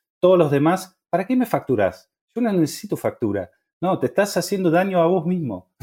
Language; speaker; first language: Spanish; non-native, fluent; Dutch